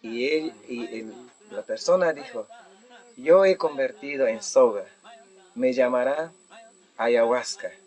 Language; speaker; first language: Spanish; non-native, local second language; Shipibo-Conibo